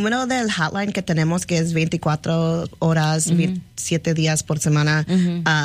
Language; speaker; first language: Spanish; early bilingual, heritage; Spanish